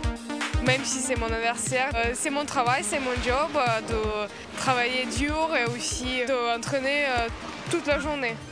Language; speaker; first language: French; non-native, fluent; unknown